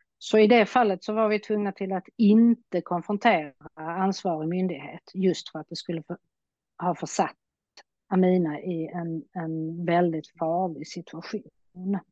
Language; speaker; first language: Swedish; native; Swedish